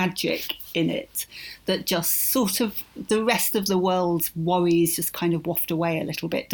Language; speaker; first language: English; native; English